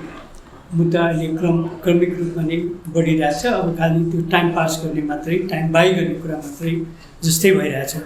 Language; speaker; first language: Nepali; native; Nepali